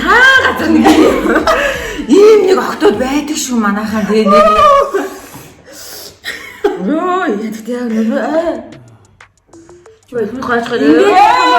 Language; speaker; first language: Mongolian; native; Mongolian